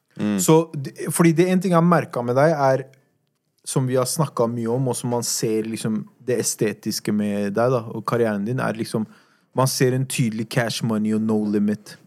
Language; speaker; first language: Norwegian; native; Norwegian